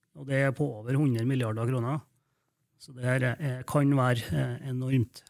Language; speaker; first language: Norwegian; native; Norwegian